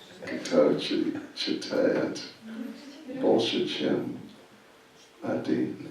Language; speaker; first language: Russian; non-native, learner; English